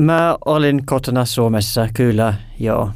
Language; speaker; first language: Finnish; non-native, learner; English